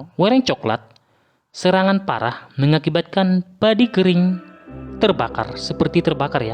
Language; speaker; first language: Indonesian; native; Indonesian